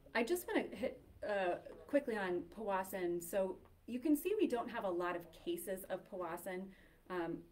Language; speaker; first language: English; native; English